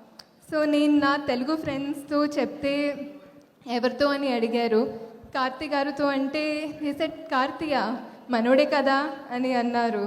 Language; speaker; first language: Telugu; non-native, fluent; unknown